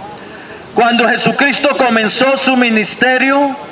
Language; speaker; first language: Spanish; native; Spanish